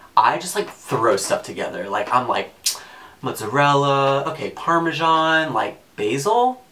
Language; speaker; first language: English; native; English